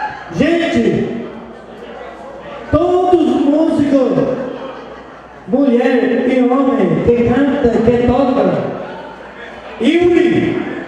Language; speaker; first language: Portuguese; non-native, local second language; Spanish